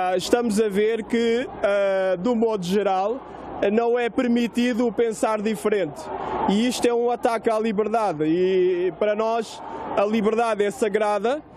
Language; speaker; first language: Portuguese; non-native, local second language; Upper Guinea Crioulo